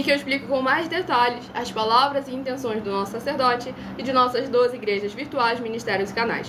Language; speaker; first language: Portuguese; native; Portuguese